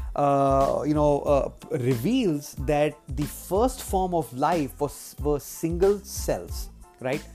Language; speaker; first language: English; non-native, local second language; Hindi